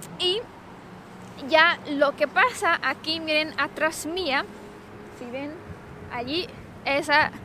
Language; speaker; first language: Spanish; non-native, fluent; Romanian